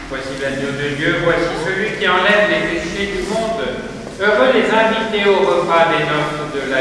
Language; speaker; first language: French; native; French